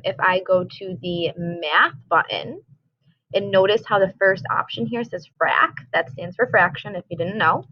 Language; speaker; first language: English; native; English